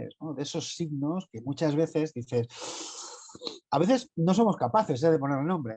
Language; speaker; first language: Spanish; native; Spanish